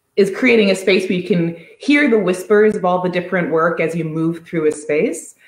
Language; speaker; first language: English; native; English